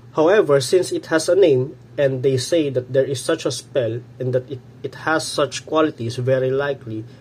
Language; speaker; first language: English; non-native, local second language; Filipino